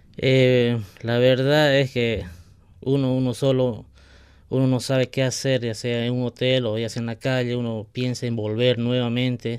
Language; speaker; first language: Spanish; native; Spanish